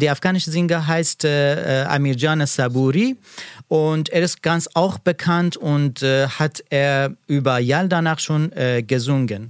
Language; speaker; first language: German; non-native, learner; Persian